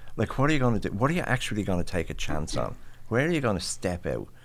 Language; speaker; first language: English; native; English